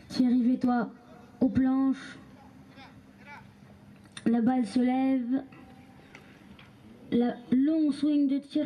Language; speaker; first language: French; native; French